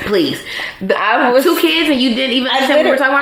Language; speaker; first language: English; native; English